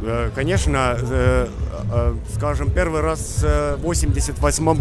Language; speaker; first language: Russian; non-native, fluent; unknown